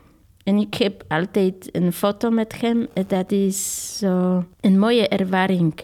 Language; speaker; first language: Dutch; non-native, fluent; Polish